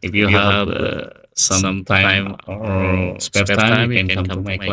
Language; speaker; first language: English; non-native, learner; Indonesian